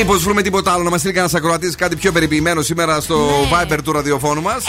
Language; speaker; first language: Greek; native; Greek